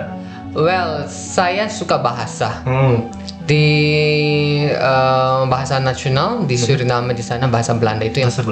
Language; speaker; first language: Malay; non-native, fluent; Dutch